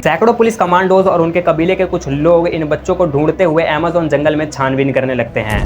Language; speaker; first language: Hindi; native; Hindi